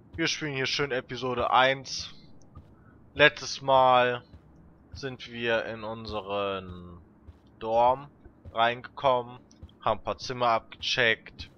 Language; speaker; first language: German; native; German